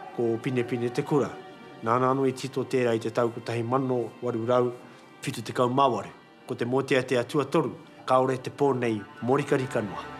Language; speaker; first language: Māori; native; Māori